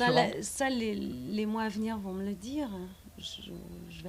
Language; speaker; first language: French; native; French